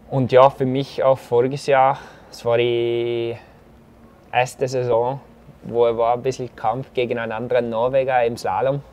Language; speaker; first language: German; non-native, fluent; Norwegian